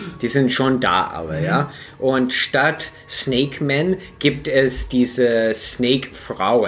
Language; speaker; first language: German; non-native, fluent; English